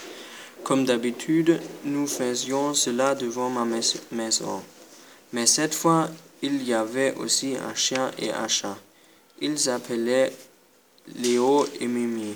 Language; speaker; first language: French; non-native, learner; German